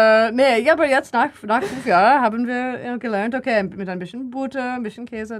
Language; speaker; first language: German; non-native, learner; English